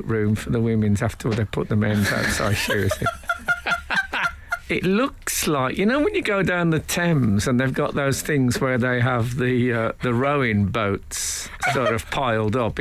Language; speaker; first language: English; native; English